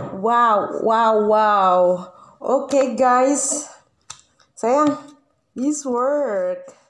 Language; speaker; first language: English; non-native, learner; Indonesian